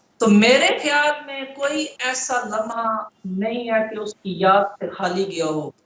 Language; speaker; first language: Urdu; non-native, local second language; Punjabi